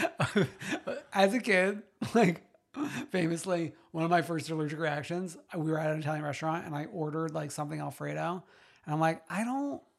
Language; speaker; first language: English; early bilingual, other home language; Italian